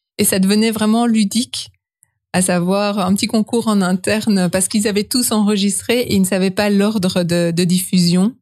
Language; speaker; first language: French; native; French